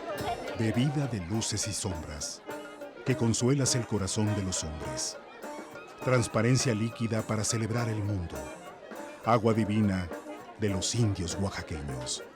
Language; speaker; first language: Spanish; native; Spanish